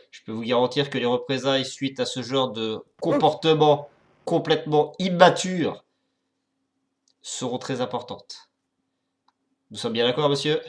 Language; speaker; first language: French; native; French